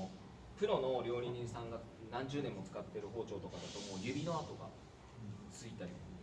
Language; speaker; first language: Japanese; native; Japanese